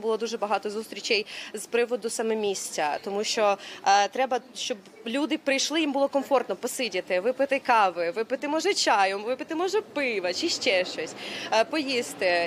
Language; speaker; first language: Ukrainian; native; Ukrainian